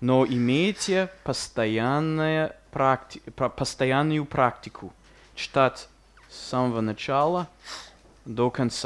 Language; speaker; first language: Russian; non-native, fluent; English